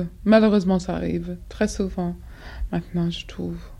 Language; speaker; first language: French; non-native, fluent; English